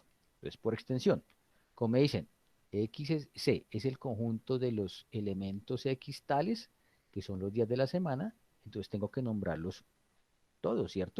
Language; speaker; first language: Spanish; native; Spanish